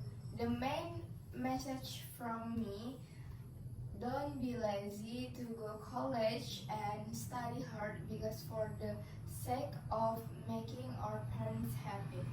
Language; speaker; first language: English; non-native, learner; Indonesian